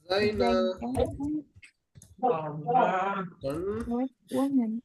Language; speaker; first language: German; non-native, learner; Indonesian